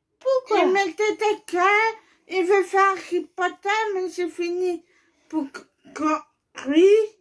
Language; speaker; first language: French; native; French